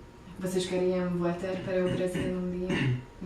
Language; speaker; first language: Portuguese; non-native, fluent; Hungarian